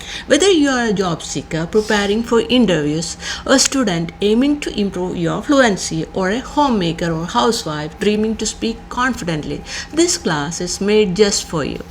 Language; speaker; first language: English; non-native, local second language; Malayalam